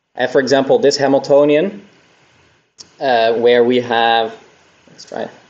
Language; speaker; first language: English; non-native, fluent; Dutch